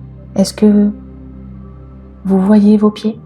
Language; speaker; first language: French; native; French